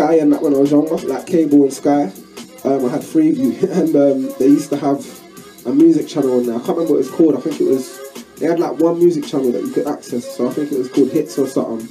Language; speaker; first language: English; native; English